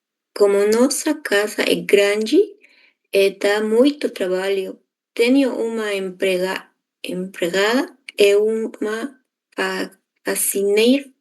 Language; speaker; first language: Portuguese; non-native, learner; Spanish